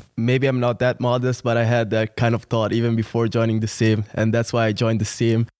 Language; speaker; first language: English; non-native, fluent; Italian